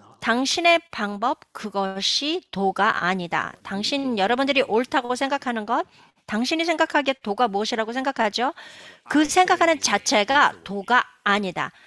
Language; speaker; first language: Korean; native; Korean